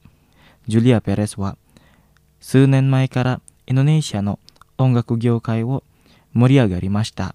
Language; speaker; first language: Japanese; non-native, fluent; Indonesian